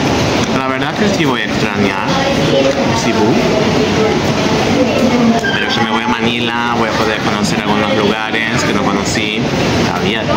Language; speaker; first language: Spanish; non-native, fluent; Portuguese